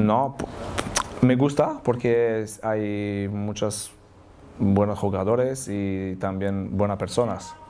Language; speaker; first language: Spanish; non-native, learner; French